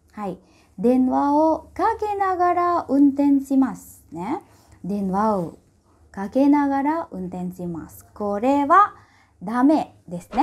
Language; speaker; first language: Japanese; non-native, fluent; Indonesian